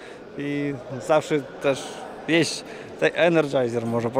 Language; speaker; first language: Polish; non-native, learner; Russian